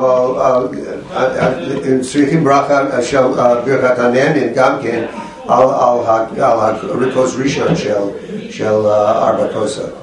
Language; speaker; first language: Hebrew; non-native, fluent; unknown